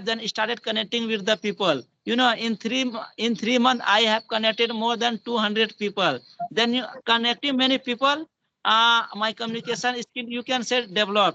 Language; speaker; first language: English; non-native, learner; Hindi